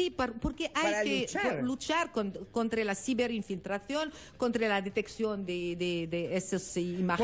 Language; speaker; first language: Spanish; non-native, learner; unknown